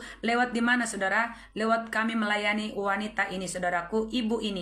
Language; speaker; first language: Malay; native; Malay